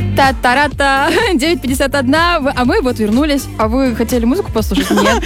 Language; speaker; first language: Russian; native; Russian